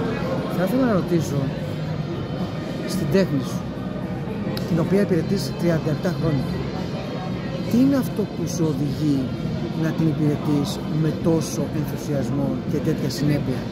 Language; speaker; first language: Greek; native; Greek